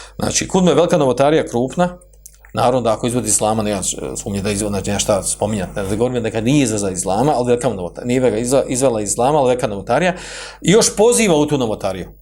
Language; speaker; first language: Bosnian; native; Bosnian